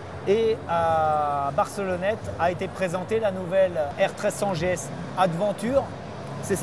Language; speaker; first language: French; native; French